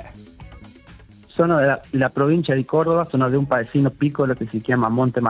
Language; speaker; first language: Italian; non-native, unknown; Spanish